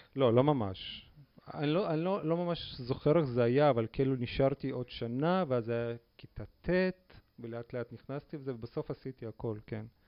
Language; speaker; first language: Hebrew; non-native, fluent; Russian